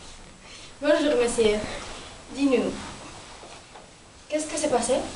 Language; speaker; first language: French; non-native, learner; Spanish